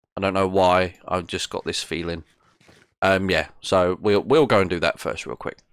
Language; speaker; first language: English; native; English